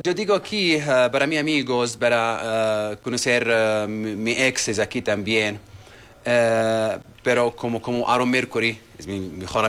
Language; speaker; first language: Spanish; non-native, learner; Arabic